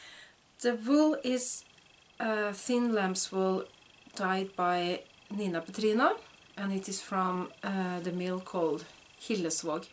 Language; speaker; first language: English; non-native, fluent; Norwegian